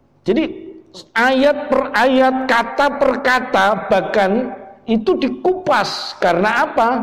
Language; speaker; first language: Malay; non-native, local second language; Javanese